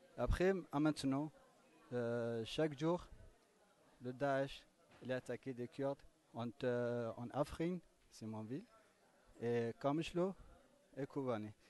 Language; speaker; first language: French; non-native, learner; Kurdish